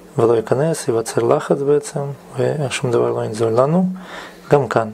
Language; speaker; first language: Hebrew; non-native, fluent; Russian